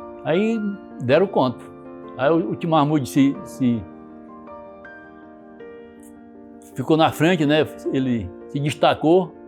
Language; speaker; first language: Portuguese; native; Portuguese